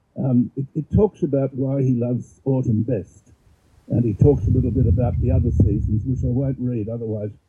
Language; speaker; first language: English; native; English